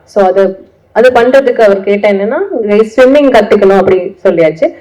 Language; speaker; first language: Tamil; non-native, learner; Malayalam